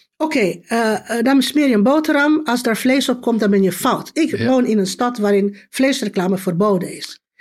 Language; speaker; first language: Dutch; non-native, fluent; Romanian